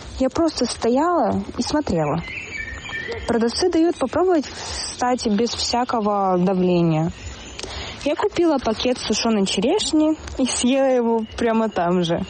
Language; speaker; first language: Russian; native; Russian